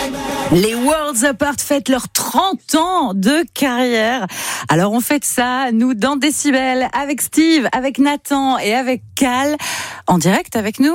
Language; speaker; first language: French; native; French